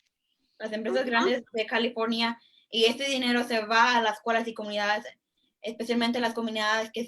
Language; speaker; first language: Spanish; early bilingual, heritage; Spanish